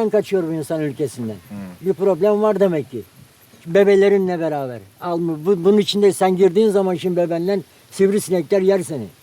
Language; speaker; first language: Turkish; native; Turkish